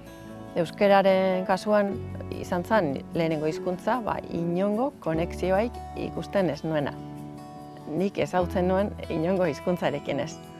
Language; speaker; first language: Basque; non-native, fluent; Finnish